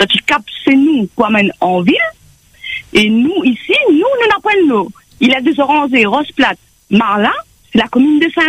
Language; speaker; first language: French; non-native, local second language; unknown